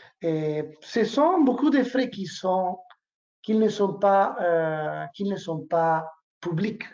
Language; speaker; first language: French; non-native, learner; Italian